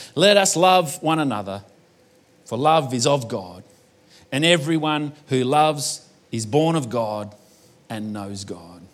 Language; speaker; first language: English; native; English